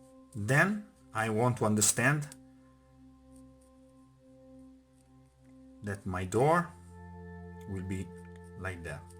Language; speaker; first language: English; non-native, fluent; Italian